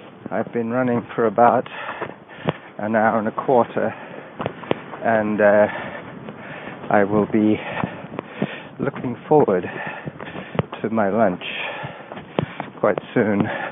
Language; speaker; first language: English; native; English